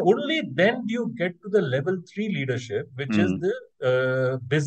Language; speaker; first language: English; non-native, local second language; Hindi